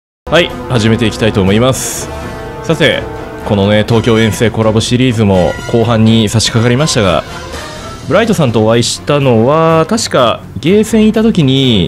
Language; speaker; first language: Japanese; native; Japanese